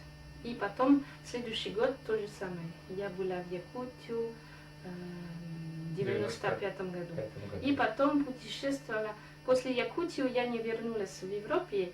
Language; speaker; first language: Russian; non-native, fluent; French